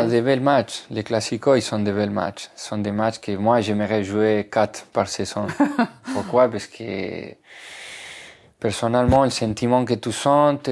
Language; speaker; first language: French; non-native, fluent; Spanish